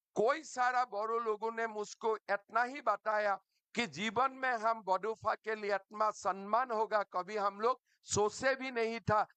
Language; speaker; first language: Hindi; non-native, local second language; Assamese